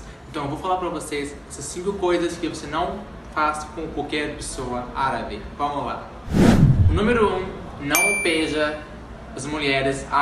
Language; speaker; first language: Portuguese; non-native, fluent; Arabic